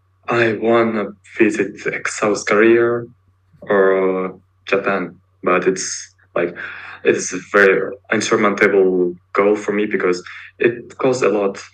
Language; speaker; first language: English; non-native, learner; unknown